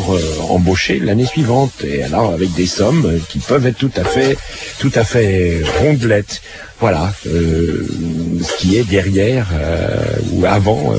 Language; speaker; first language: French; native; French